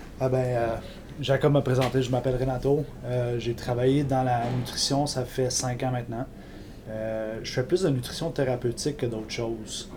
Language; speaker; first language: French; non-native, local second language; English